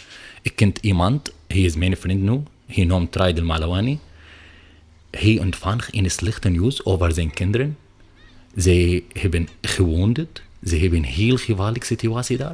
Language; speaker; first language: Dutch; non-native, learner; Arabic